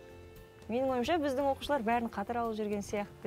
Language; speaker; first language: Kazakh; native; Kazakh